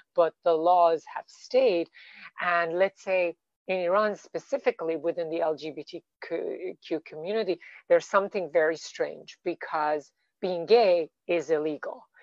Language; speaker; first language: English; non-native, fluent; Persian